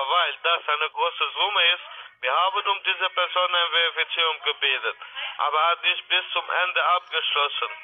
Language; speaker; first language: German; non-native, learner; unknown